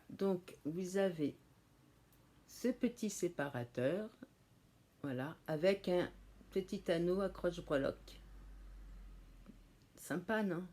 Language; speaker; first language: French; native; French